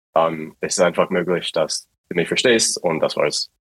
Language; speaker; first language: German; non-native, fluent; English